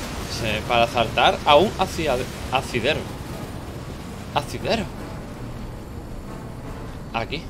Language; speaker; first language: Spanish; native; Spanish